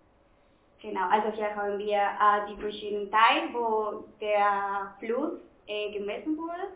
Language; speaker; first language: German; non-native, fluent; Spanish